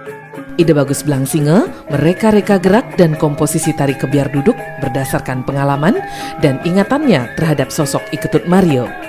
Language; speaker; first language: Indonesian; native; Indonesian